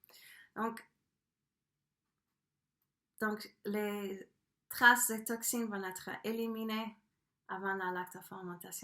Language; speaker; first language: French; non-native, fluent; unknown